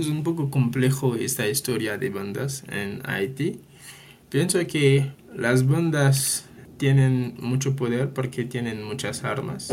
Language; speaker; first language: Spanish; non-native, fluent; Haitian Creole